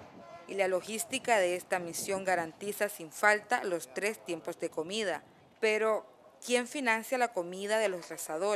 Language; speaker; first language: Spanish; native; Spanish